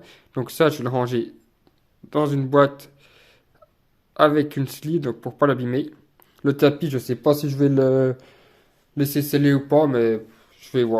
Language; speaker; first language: French; native; French